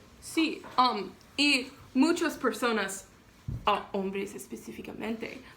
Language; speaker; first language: Spanish; non-native, learner; English